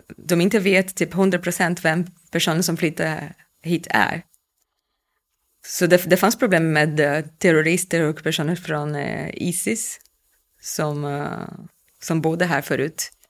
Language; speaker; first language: Swedish; non-native, fluent; Portuguese